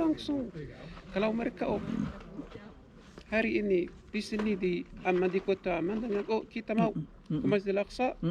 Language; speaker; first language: Indonesian; non-native, learner; Arabic